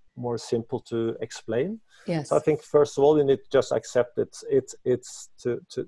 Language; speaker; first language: English; non-native, fluent; Norwegian